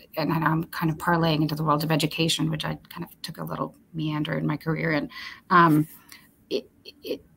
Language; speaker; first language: English; early bilingual, other home language; Romanian